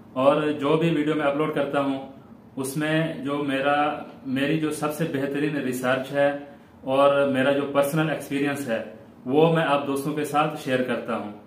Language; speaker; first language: Urdu; non-native, local second language; Saraiki